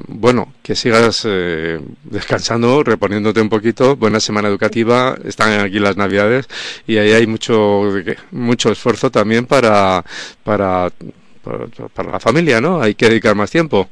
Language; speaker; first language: Spanish; native; Spanish